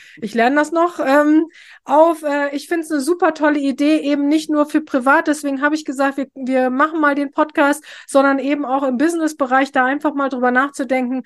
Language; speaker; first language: German; native; German